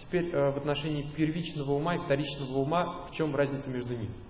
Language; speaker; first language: Russian; native; Russian